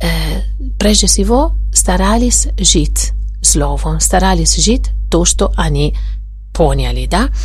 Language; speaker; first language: Russian; non-native, fluent; Italian